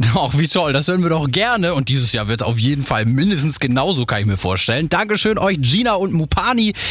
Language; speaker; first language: German; native; German